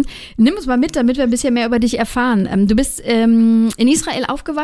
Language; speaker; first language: German; native; German